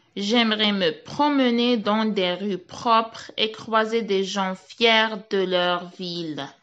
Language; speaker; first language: French; non-native, local second language; Arabic